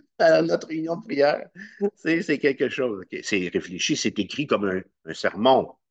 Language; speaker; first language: French; native; French